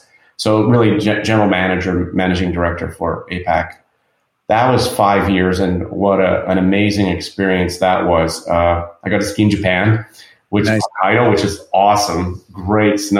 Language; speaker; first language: English; native; English